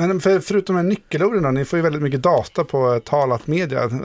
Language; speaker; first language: Swedish; native; Swedish